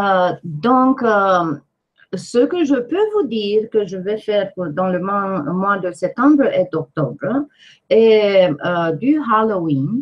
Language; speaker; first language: French; non-native, fluent; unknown